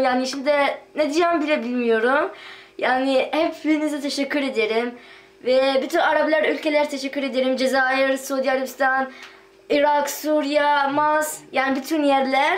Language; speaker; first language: Turkish; non-native, fluent; Arabic